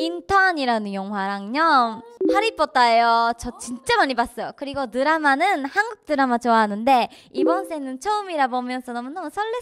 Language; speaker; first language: Korean; non-native, learner; Japanese